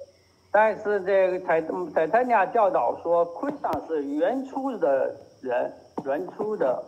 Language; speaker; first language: Chinese; native; Chinese